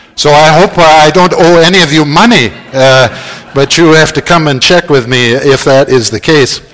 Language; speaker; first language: English; native; English